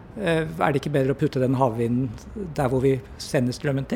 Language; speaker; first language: Norwegian; native; Norwegian